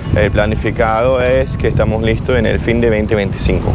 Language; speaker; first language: Spanish; non-native, fluent; German